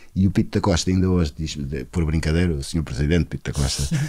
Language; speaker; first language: Portuguese; non-native, local second language; Kabuverdianu